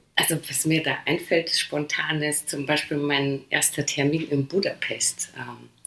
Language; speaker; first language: German; early bilingual, other home language; Polish